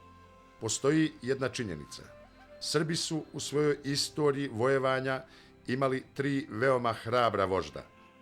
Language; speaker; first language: Bosnian; native; Bosnian